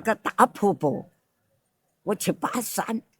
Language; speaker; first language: Chinese; native; Chinese